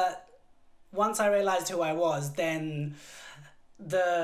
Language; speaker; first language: English; native; English